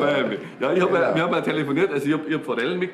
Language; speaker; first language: German; native; German